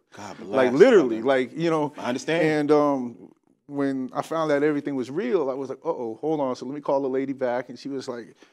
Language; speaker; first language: English; native; English